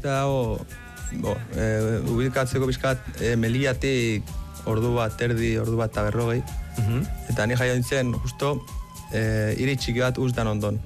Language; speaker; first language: Basque; early bilingual, other home language; Arabic